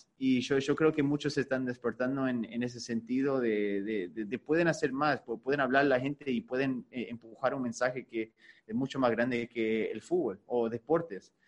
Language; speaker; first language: Spanish; early bilingual, heritage; Spanish